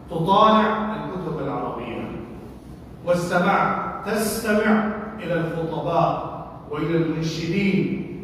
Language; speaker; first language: Arabic; non-native, fluent; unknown